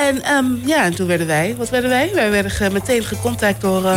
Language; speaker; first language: Dutch; native; Dutch